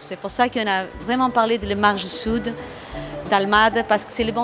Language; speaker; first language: French; non-native, fluent; Portuguese